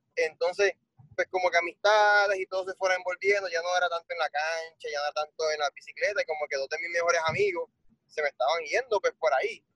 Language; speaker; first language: Spanish; native; Spanish